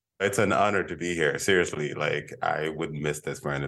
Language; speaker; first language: English; non-native, local second language; Igbo